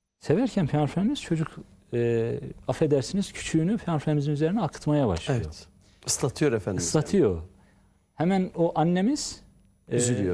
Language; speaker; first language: Turkish; native; Turkish